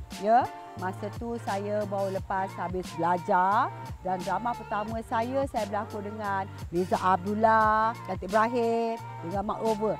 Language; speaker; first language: Malay; native; Malay